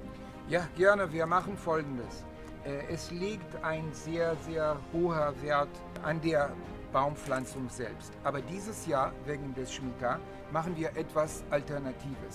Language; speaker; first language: German; non-native, fluent; Hebrew